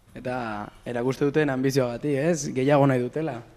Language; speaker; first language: Basque; native; Basque